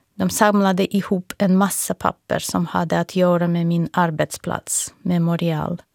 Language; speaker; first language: Swedish; non-native, fluent; Russian